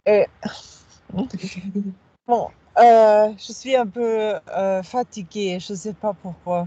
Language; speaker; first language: French; non-native, fluent; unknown